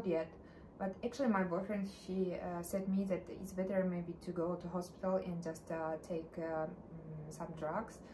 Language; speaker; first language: English; non-native, learner; Russian